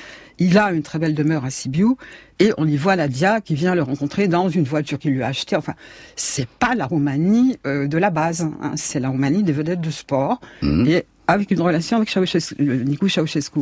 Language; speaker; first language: French; native; French